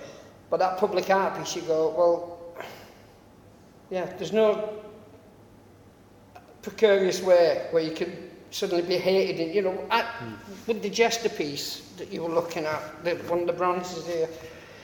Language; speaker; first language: English; native; English